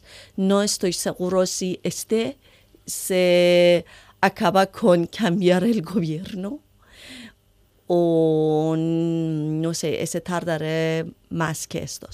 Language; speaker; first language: Spanish; non-native, learner; Persian